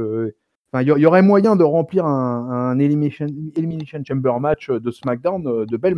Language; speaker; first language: French; native; French